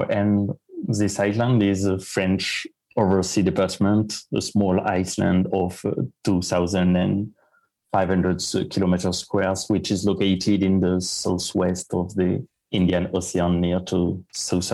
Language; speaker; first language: English; non-native, fluent; French